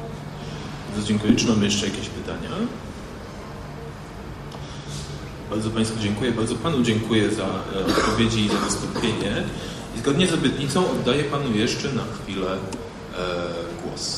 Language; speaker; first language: Polish; native; Polish